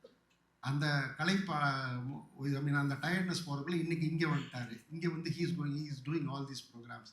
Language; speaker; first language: Tamil; native; Tamil